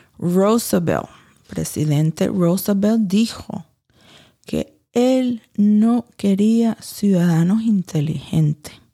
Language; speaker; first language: Spanish; early bilingual, heritage; Spanish